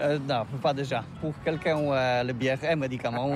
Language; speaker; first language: French; non-native, learner; Polish